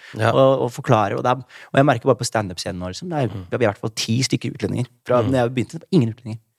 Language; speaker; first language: Norwegian; early bilingual, other home language; Somali